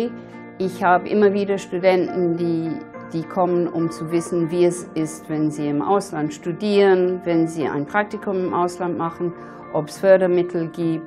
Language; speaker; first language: German; non-native, fluent; English